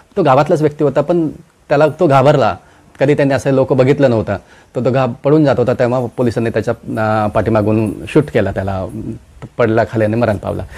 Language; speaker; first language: Marathi; non-native, local second language; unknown